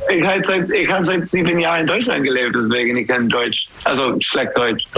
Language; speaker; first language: German; non-native, learner; English